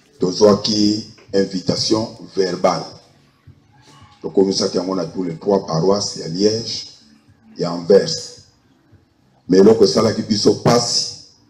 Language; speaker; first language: Lingala; non-native, local second language; Kongo